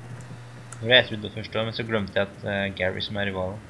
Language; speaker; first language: Norwegian; native; Norwegian